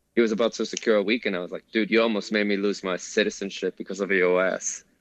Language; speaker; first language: English; early bilingual, other home language; Spanish